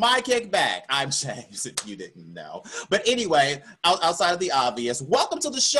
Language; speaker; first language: English; native; English